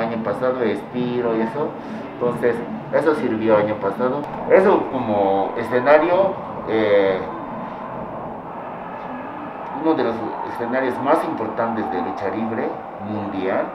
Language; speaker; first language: Spanish; non-native, fluent; Japanese